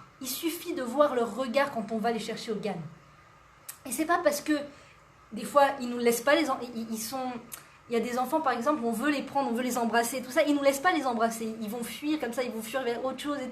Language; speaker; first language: French; native; French